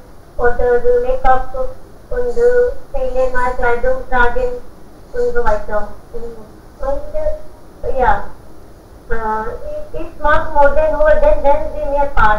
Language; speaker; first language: German; non-native, learner; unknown